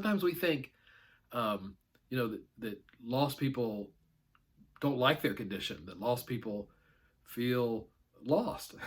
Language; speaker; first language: English; native; English